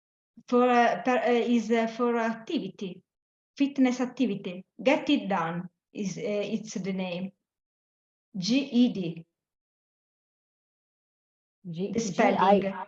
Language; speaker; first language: English; non-native, learner; Italian